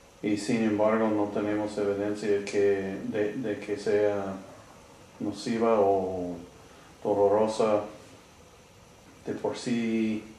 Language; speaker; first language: Spanish; non-native, learner; English